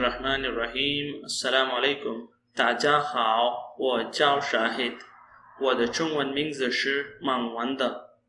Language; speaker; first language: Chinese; non-native, fluent; Urdu